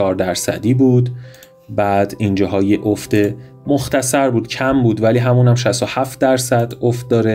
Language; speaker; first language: Persian; native; Persian